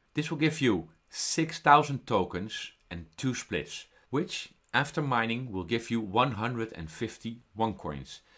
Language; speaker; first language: English; non-native, fluent; Dutch